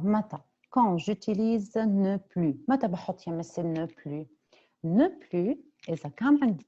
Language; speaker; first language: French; non-native, fluent; Arabic